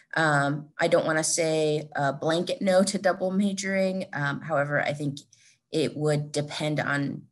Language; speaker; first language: English; native; English